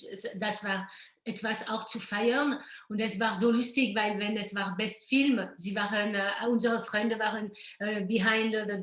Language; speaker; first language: German; non-native, local second language; French